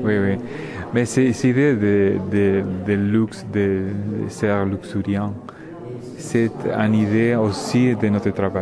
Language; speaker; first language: French; non-native, learner; Spanish